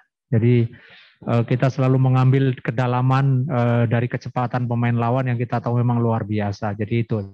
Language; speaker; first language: Indonesian; native; Indonesian